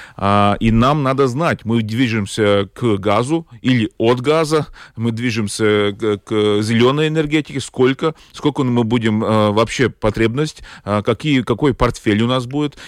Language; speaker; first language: Russian; non-native, local second language; Latvian